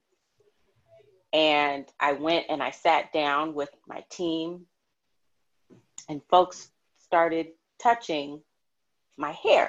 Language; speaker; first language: English; native; English